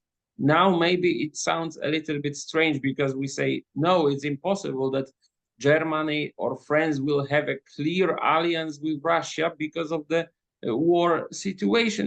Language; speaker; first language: English; non-native, fluent; Polish